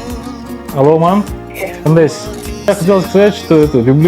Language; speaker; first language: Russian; non-native, local second language; Kyrgyz